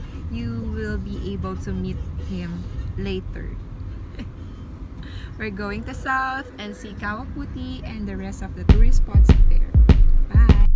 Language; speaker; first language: English; non-native, local second language; Filipino